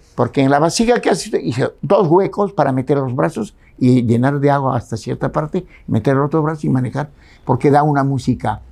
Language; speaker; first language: Spanish; native; Spanish